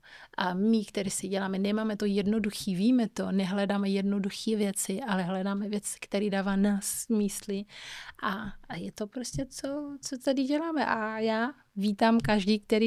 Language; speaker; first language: Czech; non-native, fluent; Kabuverdianu